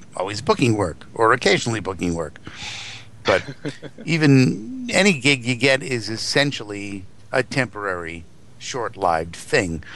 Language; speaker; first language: English; native; English